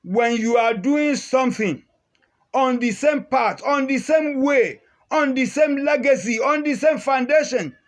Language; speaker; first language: English; non-native, local second language; Yoruba